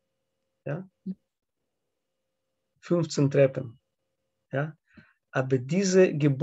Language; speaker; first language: German; non-native, learner; Russian